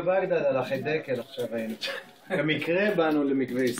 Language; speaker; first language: Hebrew; native; Hebrew